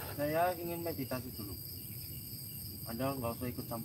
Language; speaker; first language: Indonesian; non-native, local second language; Javanese